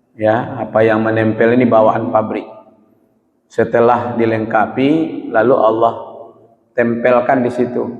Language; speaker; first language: Malay; non-native, local second language; Minangkabau